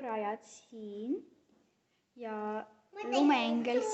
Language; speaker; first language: Estonian; early bilingual, heritage; Estonian